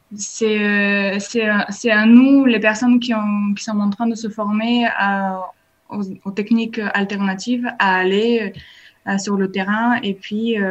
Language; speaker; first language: French; non-native, fluent; Bulgarian